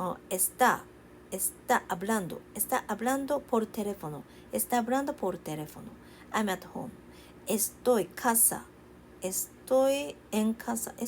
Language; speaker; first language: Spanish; non-native, learner; Japanese